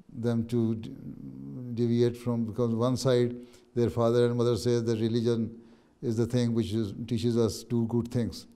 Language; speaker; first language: English; non-native, local second language; Urdu